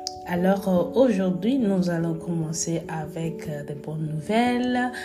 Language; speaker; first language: French; non-native, fluent; Yoruba